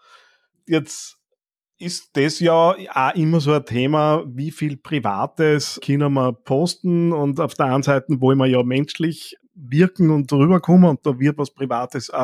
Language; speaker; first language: German; native; German